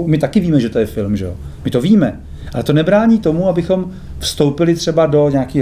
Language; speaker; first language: Czech; native; Czech